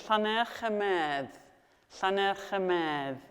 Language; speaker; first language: Welsh; non-native, local second language; English